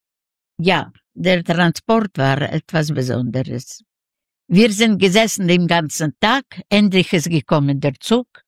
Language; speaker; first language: German; non-native, learner; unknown